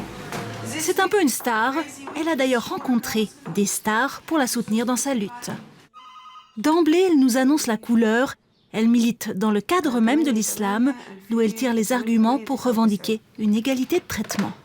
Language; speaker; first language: French; native; French